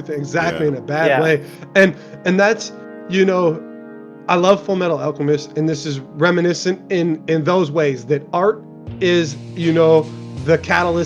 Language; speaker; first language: English; native; English